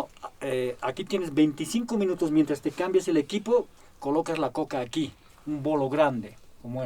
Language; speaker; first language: Spanish; native; Spanish